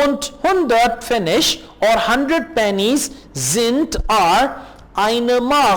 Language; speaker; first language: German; non-native, learner; Urdu